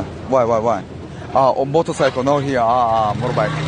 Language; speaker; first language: English; non-native, learner; Korean